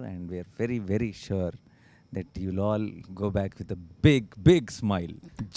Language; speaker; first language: Telugu; native; Telugu